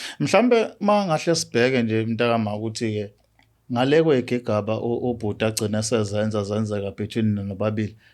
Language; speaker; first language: Zulu; native; Zulu